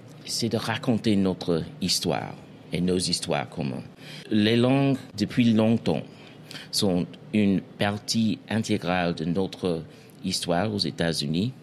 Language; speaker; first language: French; non-native, fluent; English